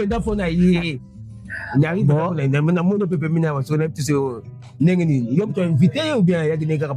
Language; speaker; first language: French; non-native, local second language; Lingala